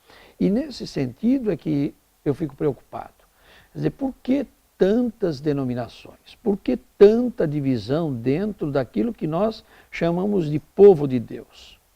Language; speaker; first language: Portuguese; native; Portuguese